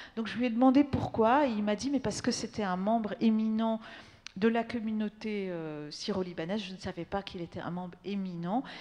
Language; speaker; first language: French; native; French